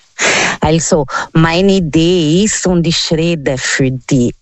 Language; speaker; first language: German; non-native, fluent; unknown